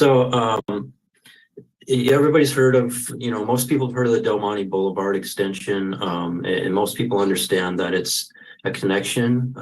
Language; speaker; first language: English; native; English